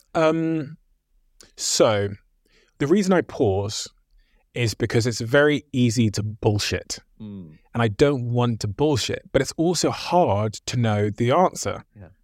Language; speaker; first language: English; native; English